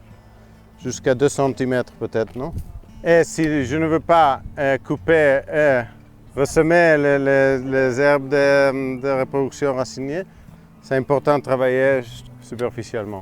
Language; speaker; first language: French; non-native, fluent; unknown